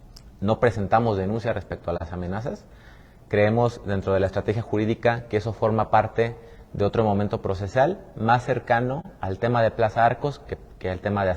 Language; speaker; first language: Spanish; native; Spanish